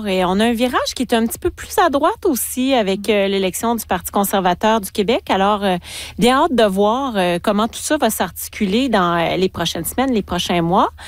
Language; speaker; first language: French; native; French